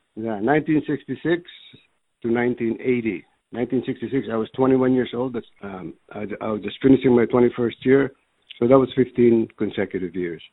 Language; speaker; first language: English; early bilingual, other home language; Filipino